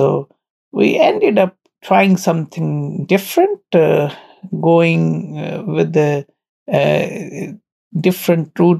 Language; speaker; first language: English; non-native, local second language; Punjabi